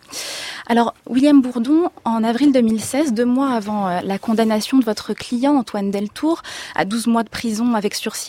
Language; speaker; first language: French; native; French